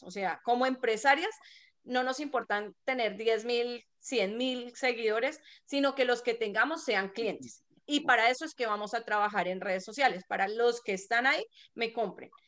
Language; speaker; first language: Spanish; native; Spanish